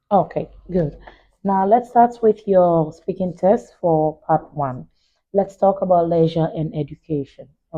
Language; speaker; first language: English; non-native, fluent; Vietnamese